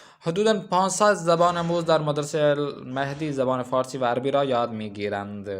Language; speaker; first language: Persian; non-native, fluent; Urdu